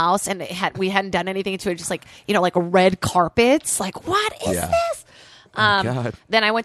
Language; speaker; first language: English; non-native, fluent; Portuguese